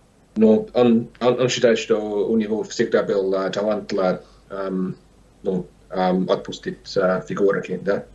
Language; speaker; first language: Russian; non-native, learner; English